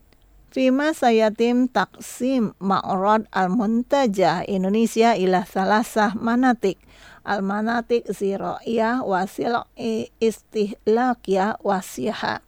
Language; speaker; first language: Arabic; non-native, fluent; Indonesian